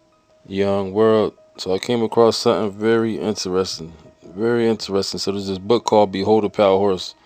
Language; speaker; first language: English; native; English